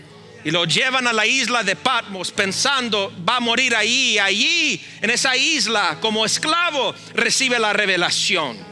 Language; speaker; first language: Spanish; early bilingual, heritage; Spanish